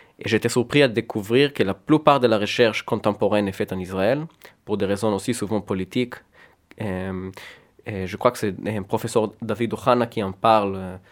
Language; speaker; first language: French; non-native, fluent; Hebrew